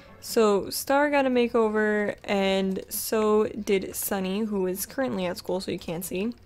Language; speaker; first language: English; native; English